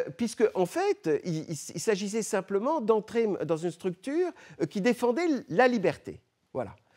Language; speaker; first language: French; early bilingual, other home language; Arabic